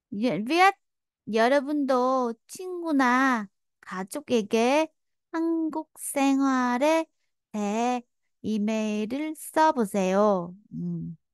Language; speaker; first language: Korean; non-native, fluent; Vietnamese